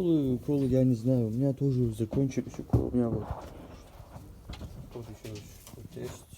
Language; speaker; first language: Russian; non-native, local second language; Ossetic